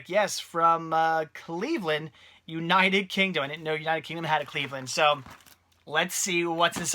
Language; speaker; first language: English; native; English